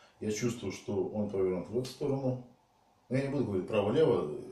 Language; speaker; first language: Russian; native; Russian